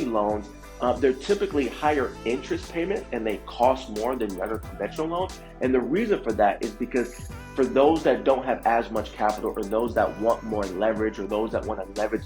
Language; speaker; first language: English; native; English